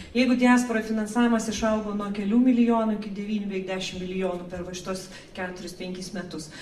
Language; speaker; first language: Lithuanian; native; Lithuanian